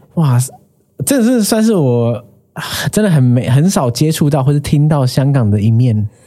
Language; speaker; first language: Chinese; native; Chinese